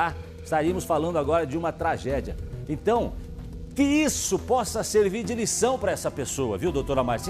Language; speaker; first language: Portuguese; native; Portuguese